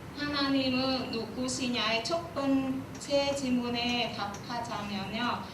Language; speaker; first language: Korean; non-native, learner; Vietnamese